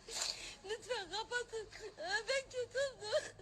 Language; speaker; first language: Turkish; non-native, learner; Arabic